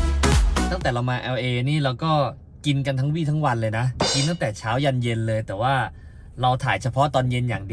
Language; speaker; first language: Thai; native; Thai